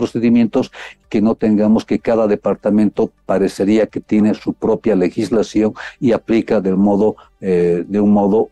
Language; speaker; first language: Spanish; native; Spanish